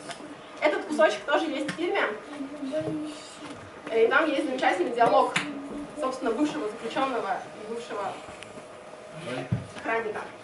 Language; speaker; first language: Russian; native; Russian